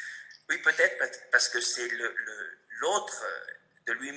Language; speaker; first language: French; non-native, fluent; Spanish